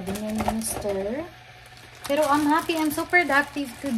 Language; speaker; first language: English; non-native, local second language; Filipino